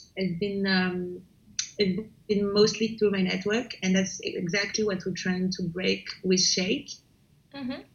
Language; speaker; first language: English; non-native, fluent; French